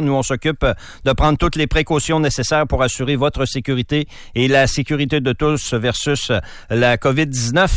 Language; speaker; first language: French; native; French